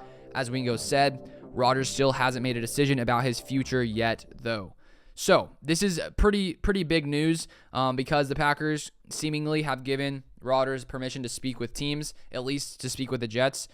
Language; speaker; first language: English; native; English